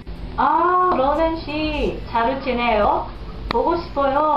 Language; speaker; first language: Korean; non-native, learner; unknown